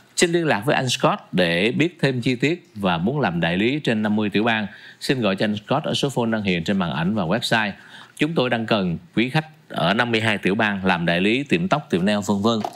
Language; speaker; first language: Vietnamese; native; Vietnamese